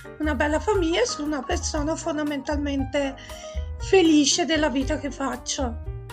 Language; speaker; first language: Italian; native; Italian